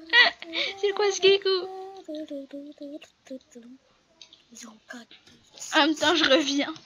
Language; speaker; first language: French; native; French